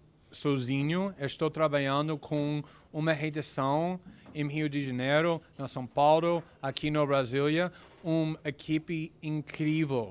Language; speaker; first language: Portuguese; non-native, fluent; English